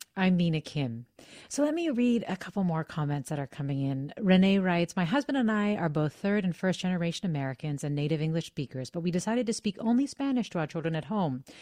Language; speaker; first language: English; native; English